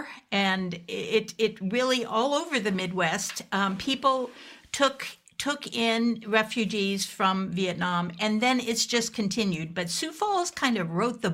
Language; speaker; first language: English; native; English